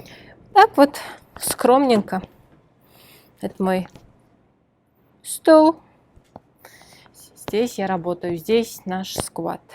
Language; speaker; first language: Russian; non-native, local second language; Kyrgyz